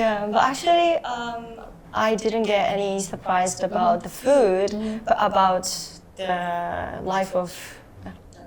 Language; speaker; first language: English; non-native, fluent; Japanese